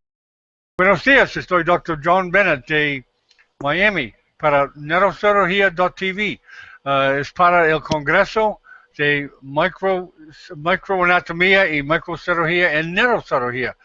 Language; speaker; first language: Spanish; non-native, learner; English